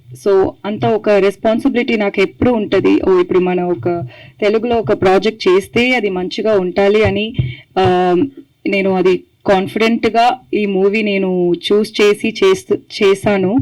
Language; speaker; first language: Telugu; non-native, learner; Tamil